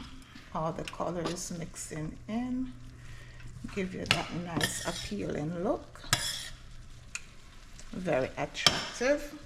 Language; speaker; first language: English; non-native, local second language; Jamaican Creole English